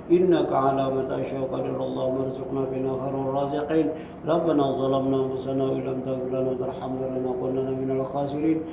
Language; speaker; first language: Arabic; non-native, fluent; Indonesian